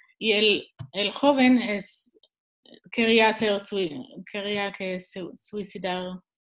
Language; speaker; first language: Spanish; non-native, learner; Swiss German